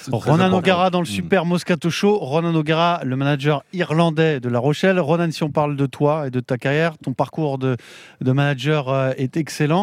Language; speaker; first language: French; native; French